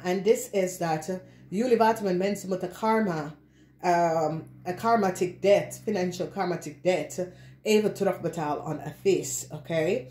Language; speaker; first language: Dutch; non-native, learner; English